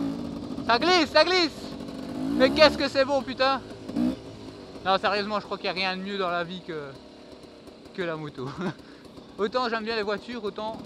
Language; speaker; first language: French; native; French